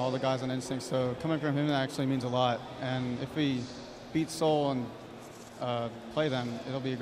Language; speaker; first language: English; native; English